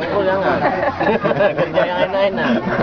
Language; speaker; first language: Indonesian; non-native, local second language; Achinese